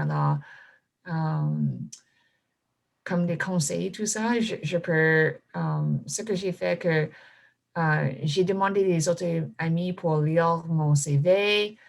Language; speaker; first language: French; non-native, fluent; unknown